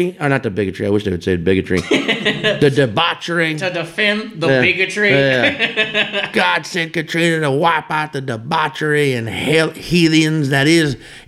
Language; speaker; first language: English; native; English